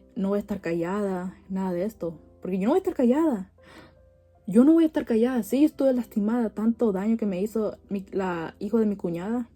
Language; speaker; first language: Spanish; early bilingual, heritage; Spanish